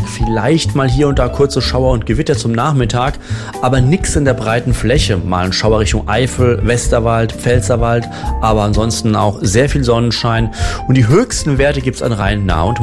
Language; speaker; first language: German; native; German